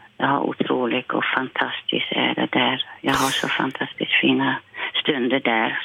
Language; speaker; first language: Swedish; non-native, fluent; Dutch